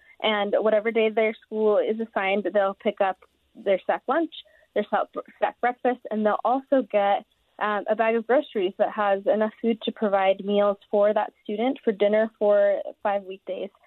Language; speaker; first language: English; native; English